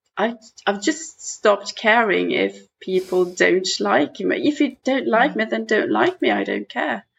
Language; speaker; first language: English; non-native, fluent; Norwegian